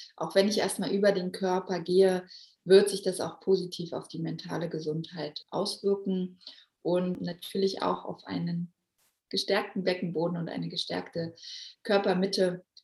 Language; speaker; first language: German; native; German